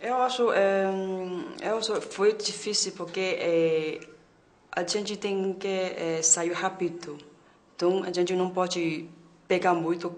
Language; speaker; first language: Portuguese; non-native, learner; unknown